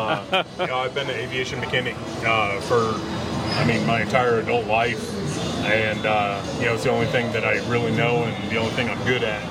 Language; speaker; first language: English; native; English